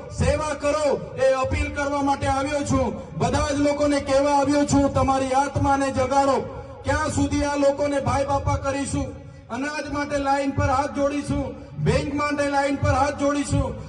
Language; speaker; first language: Gujarati; non-native, local second language; Vasavi